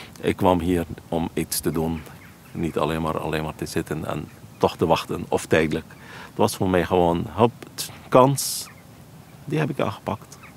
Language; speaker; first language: Dutch; non-native, fluent; Arabic